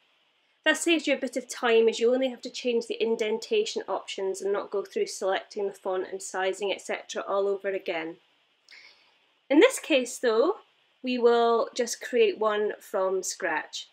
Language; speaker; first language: English; native; English